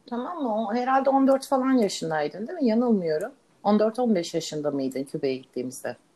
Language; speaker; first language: Turkish; native; Turkish